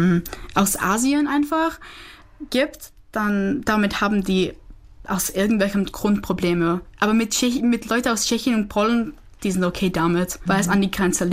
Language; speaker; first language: German; non-native, fluent; Czech